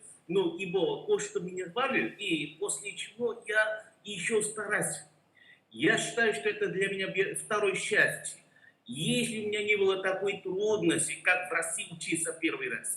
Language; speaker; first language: Russian; non-native, learner; Korean